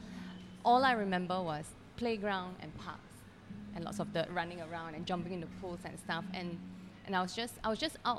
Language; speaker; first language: English; non-native, local second language; Cantonese